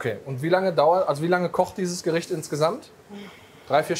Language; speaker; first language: German; native; German